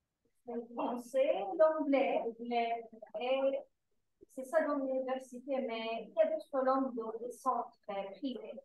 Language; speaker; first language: French; non-native, fluent; Arabic